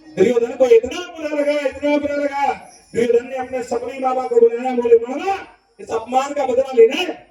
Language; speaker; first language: Hindi; native; Hindi